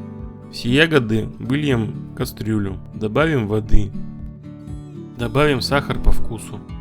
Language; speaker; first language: Russian; native; Russian